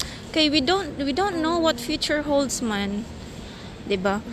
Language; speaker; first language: English; non-native, local second language; Filipino